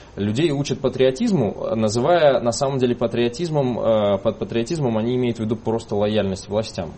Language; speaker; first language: Russian; native; Russian